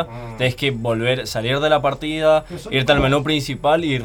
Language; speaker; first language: Spanish; native; Spanish